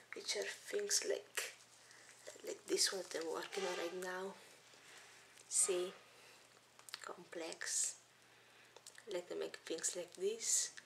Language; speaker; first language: English; early bilingual, other home language; Italian